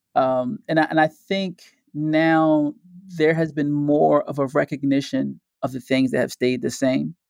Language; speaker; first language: English; native; English